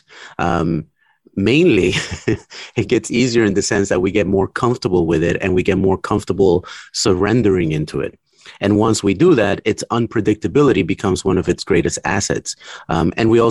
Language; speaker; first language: English; early bilingual, other home language; Spanish